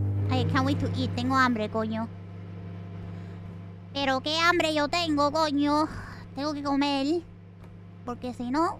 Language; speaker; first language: Spanish; early bilingual, other home language; English